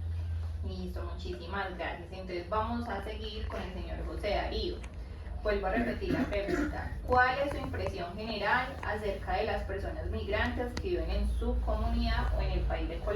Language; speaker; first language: Spanish; native; Spanish